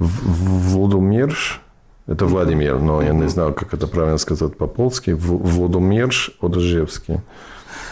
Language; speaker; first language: Russian; non-native, fluent; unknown